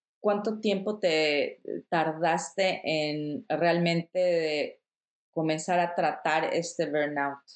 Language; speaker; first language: Spanish; native; Spanish